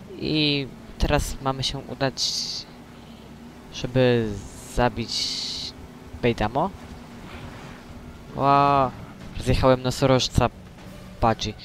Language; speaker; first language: Polish; native; Polish